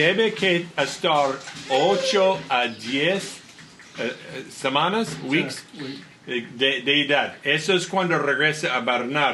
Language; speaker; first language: Spanish; non-native, learner; English